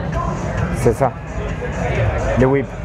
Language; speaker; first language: French; non-native, learner; Spanish